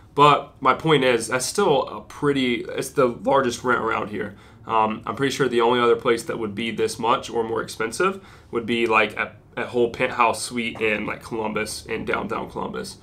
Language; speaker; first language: English; native; English